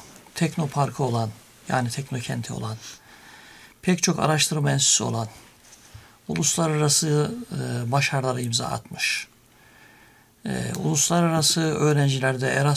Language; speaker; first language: Turkish; native; Turkish